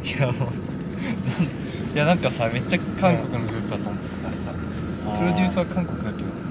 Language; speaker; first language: Japanese; native; Japanese